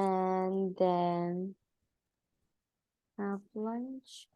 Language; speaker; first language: English; non-native, learner; Vietnamese